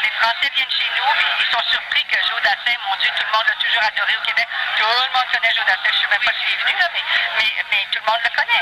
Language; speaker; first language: French; native; French